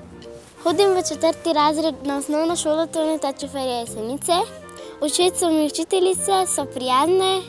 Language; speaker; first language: Slovenian; early bilingual, other home language; Arabic